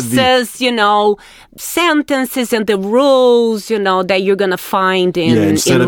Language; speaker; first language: English; non-native, fluent; Portuguese